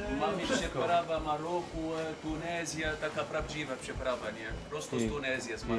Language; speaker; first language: Polish; non-native, learner; Arabic